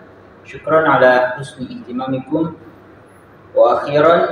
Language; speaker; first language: Arabic; non-native, learner; Indonesian